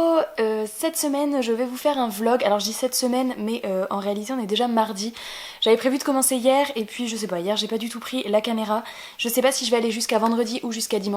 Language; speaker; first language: French; native; French